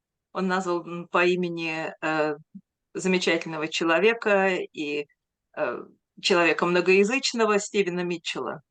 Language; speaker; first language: Russian; native; Russian